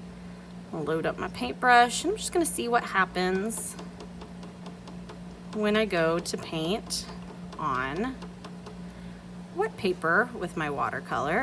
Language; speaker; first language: English; native; English